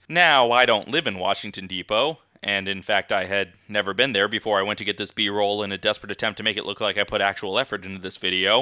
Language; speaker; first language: English; native; English